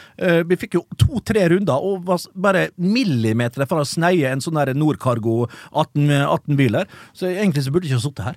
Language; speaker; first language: Norwegian; native; Norwegian